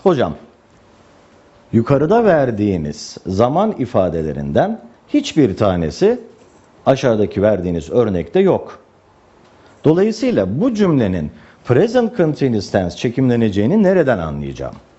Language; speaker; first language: Turkish; native; Turkish